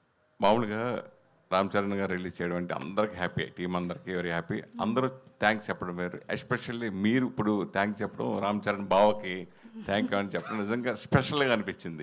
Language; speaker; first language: Telugu; native; Telugu